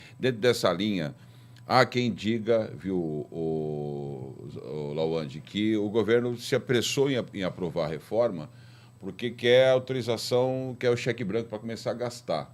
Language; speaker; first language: Portuguese; native; Portuguese